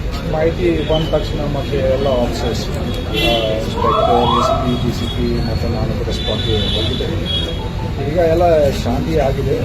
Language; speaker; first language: Kannada; non-native, fluent; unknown